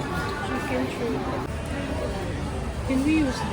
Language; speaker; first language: English; non-native, fluent; Filipino